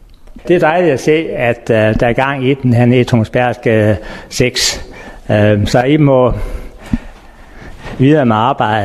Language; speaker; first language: Danish; native; Danish